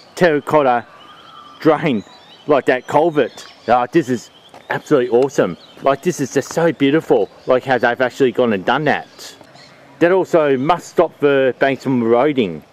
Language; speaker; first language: English; native; English